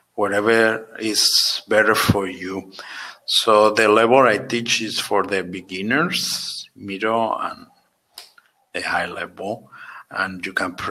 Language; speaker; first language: English; non-native, fluent; Spanish